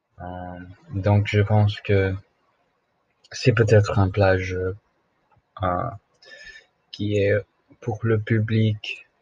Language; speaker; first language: French; non-native, learner; English